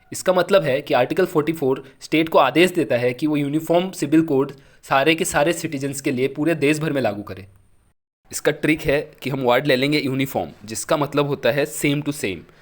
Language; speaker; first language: Hindi; native; Hindi